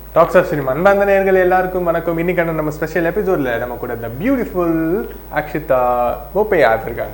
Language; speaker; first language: Tamil; native; Tamil